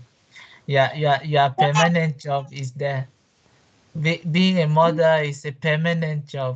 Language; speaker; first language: English; non-native, local second language; French